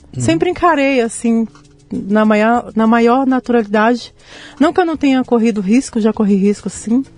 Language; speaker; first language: Portuguese; native; Portuguese